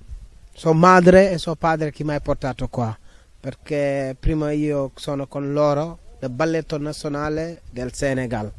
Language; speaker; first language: Italian; non-native, learner; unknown